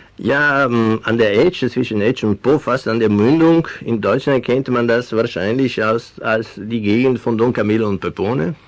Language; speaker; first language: German; non-native, fluent; Venetian